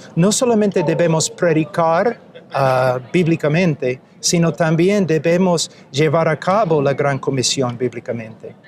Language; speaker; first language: Spanish; non-native, fluent; English